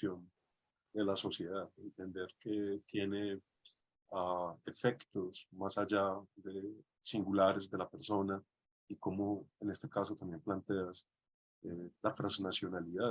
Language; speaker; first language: Spanish; native; Spanish